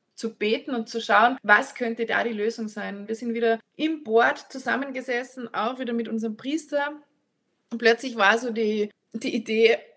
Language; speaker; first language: German; native; German